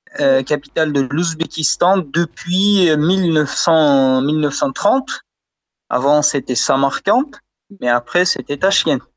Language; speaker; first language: French; non-native, fluent; Uzbek